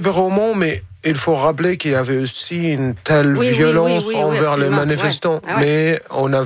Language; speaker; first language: French; non-native, fluent; Arabic